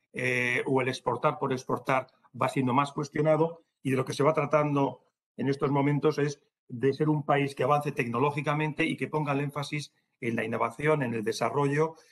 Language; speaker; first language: Spanish; native; Spanish